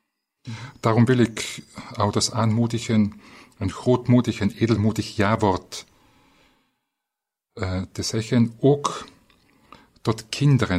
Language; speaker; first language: Dutch; non-native, fluent; German